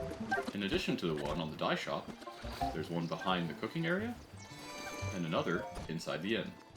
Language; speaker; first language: English; native; English